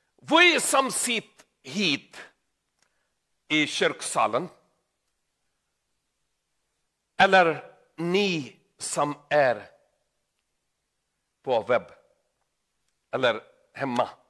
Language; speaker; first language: Swedish; non-native, learner; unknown